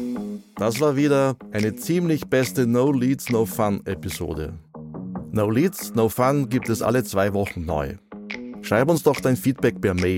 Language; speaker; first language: German; native; German